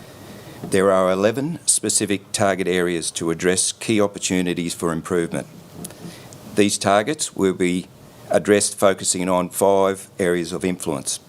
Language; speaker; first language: English; native; English